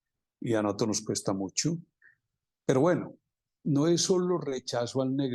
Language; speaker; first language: Spanish; native; Spanish